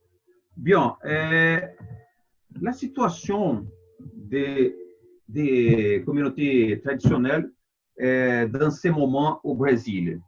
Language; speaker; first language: French; non-native, fluent; Portuguese